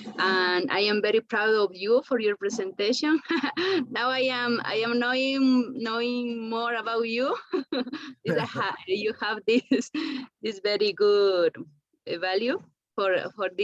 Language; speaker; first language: English; non-native, learner; Spanish